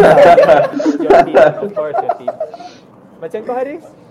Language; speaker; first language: English; non-native, local second language; Malay